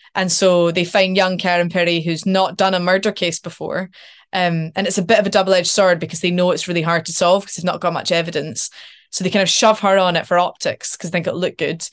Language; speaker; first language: English; native; English